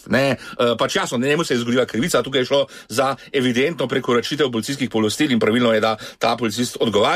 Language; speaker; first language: Slovenian; native; Slovenian